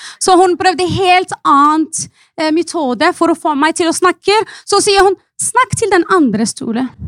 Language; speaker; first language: Norwegian; non-native, fluent; Arabic